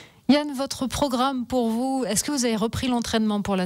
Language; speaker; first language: French; native; French